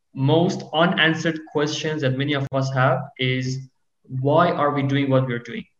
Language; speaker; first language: English; non-native, fluent; Persian